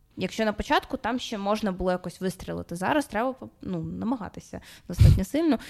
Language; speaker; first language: Ukrainian; non-native, local second language; Russian